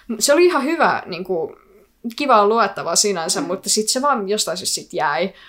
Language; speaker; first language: Finnish; early bilingual, other home language; Icelandic